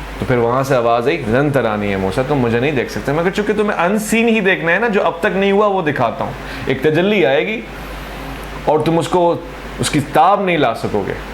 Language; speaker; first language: Urdu; non-native, local second language; Sindhi